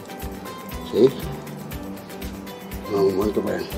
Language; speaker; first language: English; non-native, learner; Vietnamese